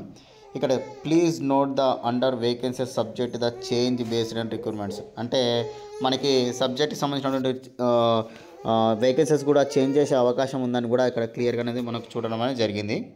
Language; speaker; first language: Telugu; native; Telugu